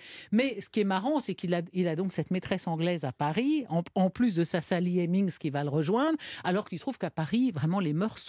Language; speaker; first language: French; native; French